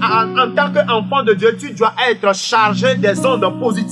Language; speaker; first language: French; non-native, local second language; Ewe